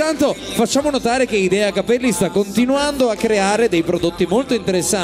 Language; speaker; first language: Italian; native; Italian